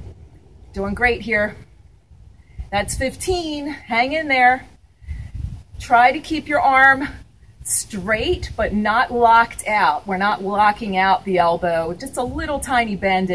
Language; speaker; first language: English; native; English